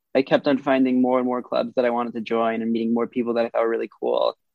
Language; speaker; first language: English; native; English